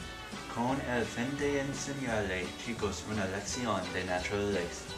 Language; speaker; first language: Spanish; non-native, learner; English